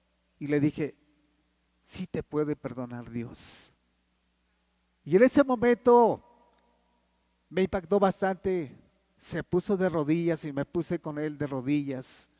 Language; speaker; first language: Spanish; native; Spanish